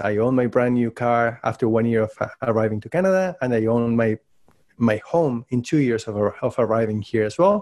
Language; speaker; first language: English; non-native, fluent; Spanish